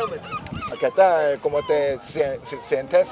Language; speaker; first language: Spanish; non-native, learner; Korean